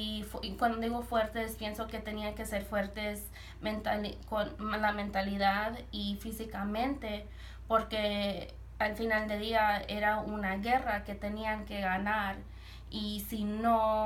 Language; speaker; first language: Spanish; early bilingual, heritage; Spanish